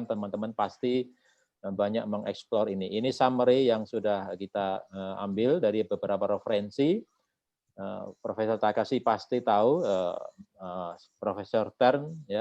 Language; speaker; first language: Indonesian; native; Indonesian